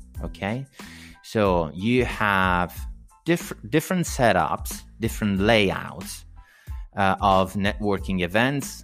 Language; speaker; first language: English; non-native, fluent; Italian